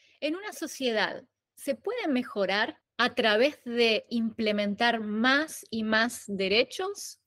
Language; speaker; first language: Spanish; native; Spanish